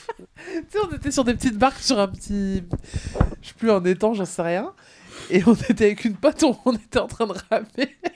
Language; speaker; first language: French; native; French